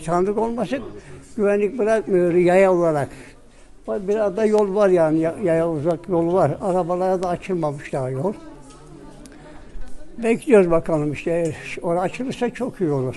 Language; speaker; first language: Turkish; native; Turkish